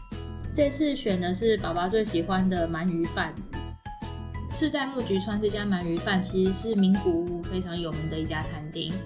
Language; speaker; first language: Chinese; native; Chinese